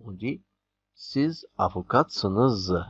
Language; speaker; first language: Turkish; non-native, fluent; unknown